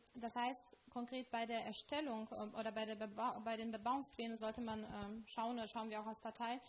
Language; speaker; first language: German; non-native, fluent; Lithuanian